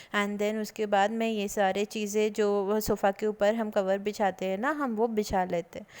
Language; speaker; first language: Hindi; non-native, local second language; Bangla